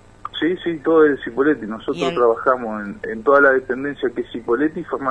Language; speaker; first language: Spanish; native; Spanish